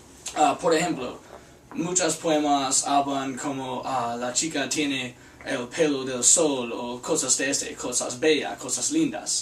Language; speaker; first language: Spanish; non-native, learner; English